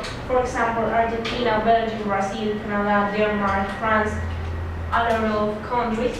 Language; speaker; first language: English; non-native, learner; Spanish